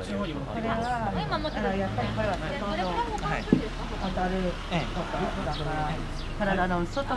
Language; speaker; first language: Japanese; non-native, learner; English